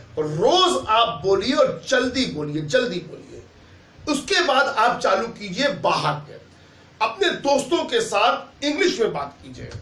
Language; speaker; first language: Hindi; native; Hindi